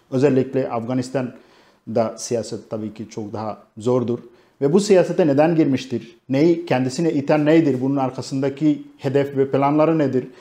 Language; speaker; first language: Turkish; non-native, fluent; Bangla